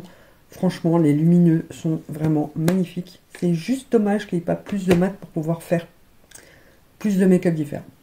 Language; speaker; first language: French; native; French